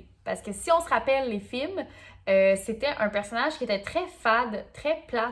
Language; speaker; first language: French; native; French